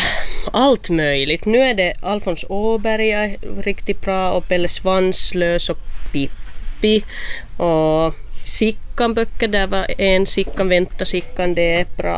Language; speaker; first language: Swedish; non-native, local second language; Finnish